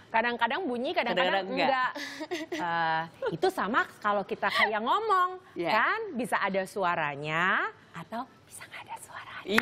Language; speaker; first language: Indonesian; native; Indonesian